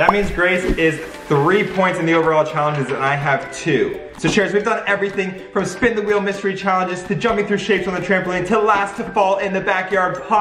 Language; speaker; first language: English; native; English